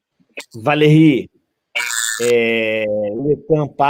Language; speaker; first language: French; non-native, fluent; Portuguese